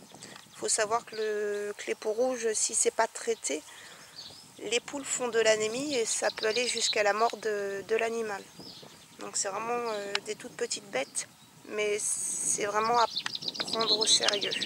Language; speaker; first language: French; native; French